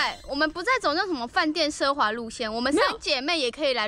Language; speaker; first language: Chinese; native; Chinese